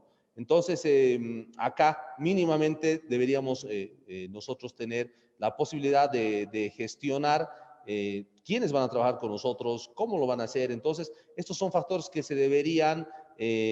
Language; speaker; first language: Spanish; native; Spanish